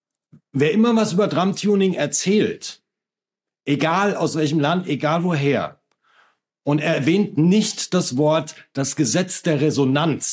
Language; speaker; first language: German; native; German